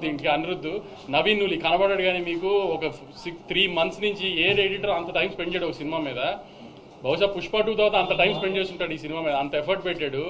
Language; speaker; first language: Telugu; native; Telugu